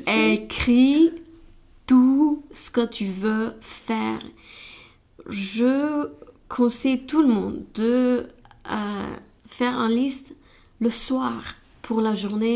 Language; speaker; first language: French; non-native, learner; Romanian